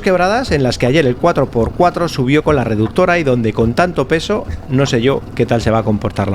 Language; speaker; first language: Spanish; native; Spanish